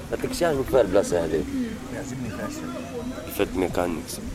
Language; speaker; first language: German; non-native, learner; Arabic